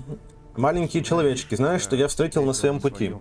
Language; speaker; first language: Russian; native; Russian